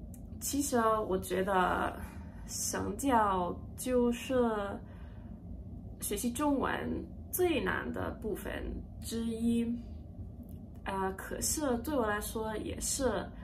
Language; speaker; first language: Chinese; non-native, learner; English